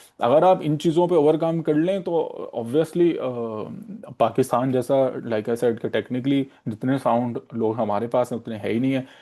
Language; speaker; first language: Urdu; native; Urdu